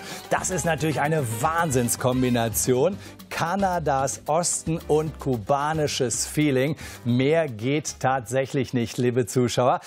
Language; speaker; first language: German; native; German